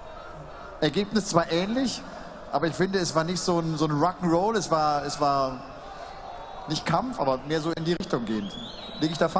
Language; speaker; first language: German; native; German